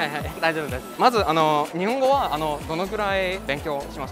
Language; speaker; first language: Japanese; non-native, fluent; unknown